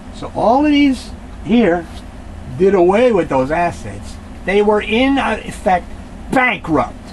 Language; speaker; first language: English; native; English